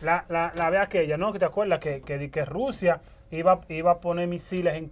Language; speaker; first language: Spanish; native; Spanish